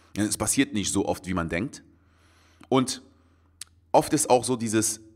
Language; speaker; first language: German; native; German